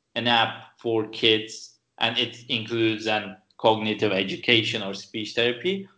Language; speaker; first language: English; non-native, fluent; Turkish